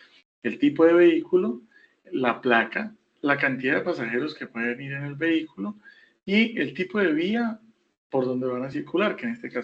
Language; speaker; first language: Spanish; native; Spanish